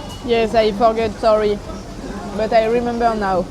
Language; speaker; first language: English; non-native, learner; French